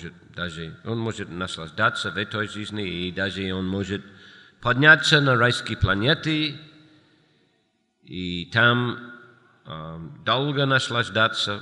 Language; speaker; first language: Russian; non-native, fluent; English